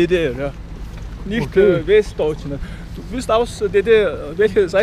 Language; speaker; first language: German; non-native, learner; Mongolian